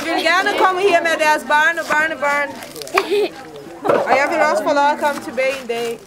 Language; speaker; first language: Danish; non-native, fluent; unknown